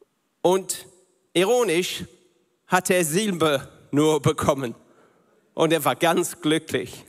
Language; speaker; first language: German; non-native, learner; English